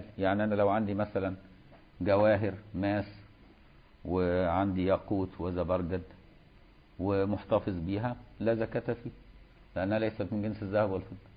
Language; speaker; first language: Arabic; native; Arabic